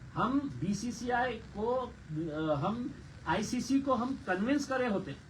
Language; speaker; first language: Hindi; non-native, local second language; Marathi